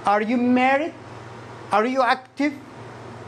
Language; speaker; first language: English; non-native, fluent; Arabic